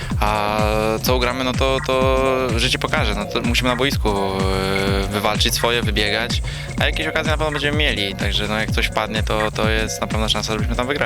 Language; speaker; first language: Polish; native; Polish